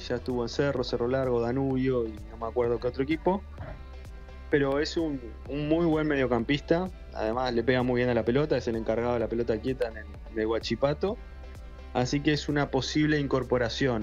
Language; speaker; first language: Spanish; native; Spanish